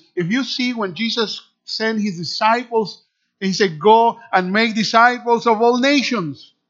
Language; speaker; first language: English; non-native, fluent; Spanish